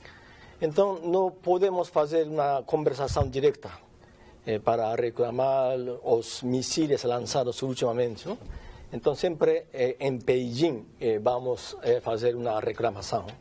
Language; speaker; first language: Portuguese; non-native, learner; Japanese